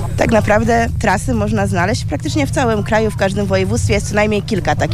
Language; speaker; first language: Polish; native; Polish